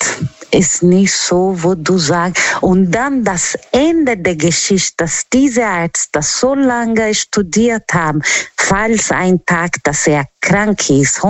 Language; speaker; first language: German; non-native, learner; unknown